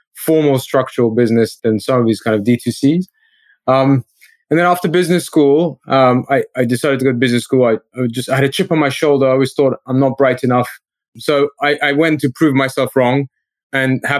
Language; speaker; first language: English; native; English